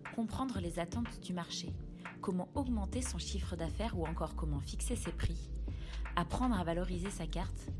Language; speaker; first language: French; native; French